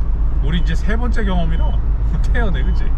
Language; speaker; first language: Korean; native; Korean